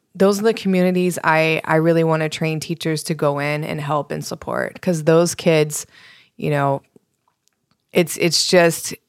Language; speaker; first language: English; native; English